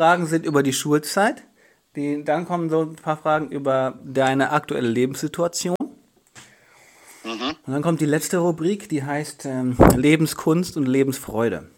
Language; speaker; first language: German; native; German